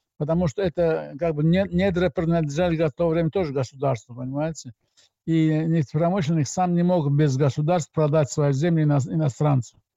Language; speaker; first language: Russian; non-native, local second language; Azerbaijani